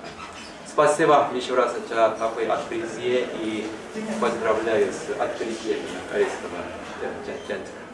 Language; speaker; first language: Russian; non-native, learner; Korean